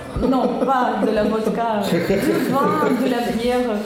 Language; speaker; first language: French; non-native, learner; Russian